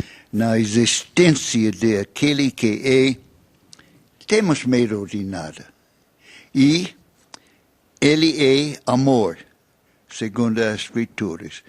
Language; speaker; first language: Portuguese; non-native, fluent; English